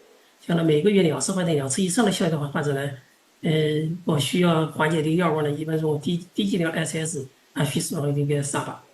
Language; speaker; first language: Chinese; non-native, local second language; Indonesian